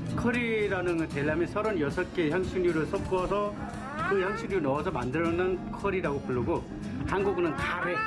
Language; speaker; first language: Korean; non-native, fluent; Nepali